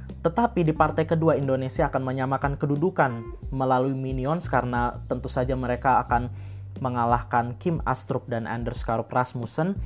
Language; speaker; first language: Indonesian; native; Indonesian